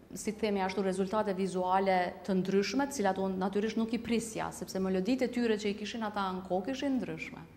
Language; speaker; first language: Albanian; native; Albanian